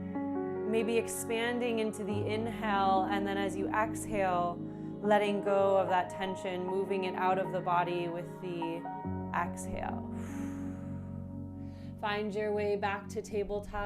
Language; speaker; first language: English; native; English